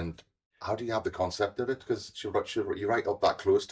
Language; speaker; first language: English; native; English